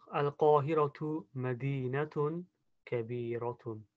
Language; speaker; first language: Arabic; non-native, learner; English